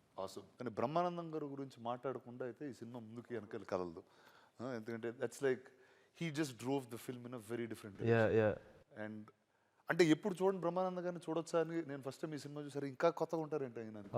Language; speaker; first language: Telugu; native; Telugu